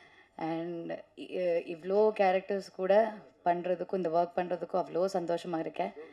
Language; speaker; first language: Tamil; non-native, learner; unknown